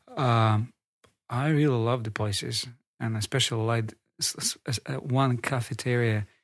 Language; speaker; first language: English; non-native, fluent; Kazakh